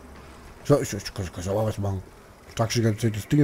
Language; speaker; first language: German; native; German